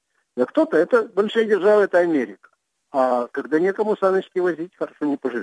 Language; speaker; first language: Russian; native; Russian